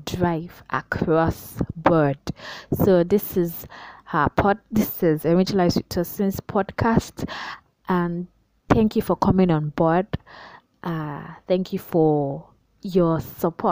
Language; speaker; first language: English; non-native, local second language; Yoruba